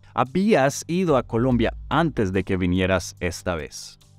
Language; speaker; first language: Spanish; native; Spanish